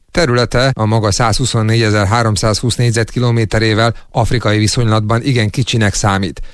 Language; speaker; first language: Hungarian; native; Hungarian